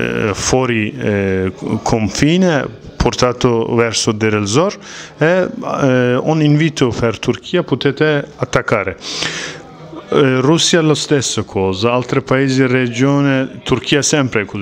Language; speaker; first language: Italian; non-native, learner; Kurdish